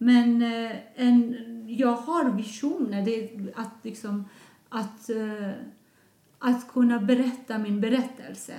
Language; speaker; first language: Swedish; non-native, fluent; Persian